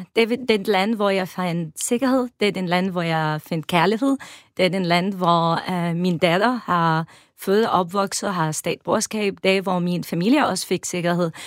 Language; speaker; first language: Danish; non-native, fluent; Arabic